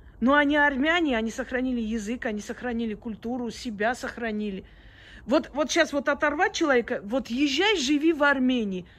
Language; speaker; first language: Russian; early bilingual, other home language; Armenian